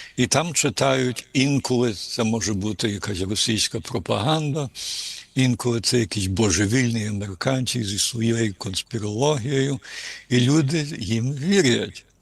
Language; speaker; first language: Ukrainian; early bilingual, heritage; Ukrainian